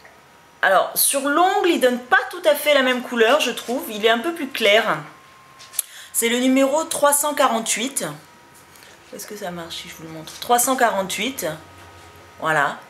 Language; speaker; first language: French; native; French